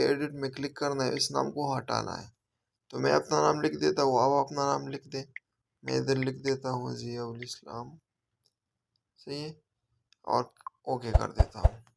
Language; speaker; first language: Hindi; non-native, local second language; Punjabi